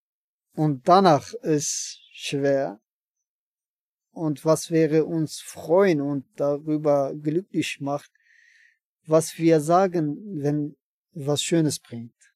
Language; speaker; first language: German; non-native, learner; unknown